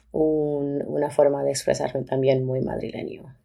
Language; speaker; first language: Spanish; early bilingual, other home language; English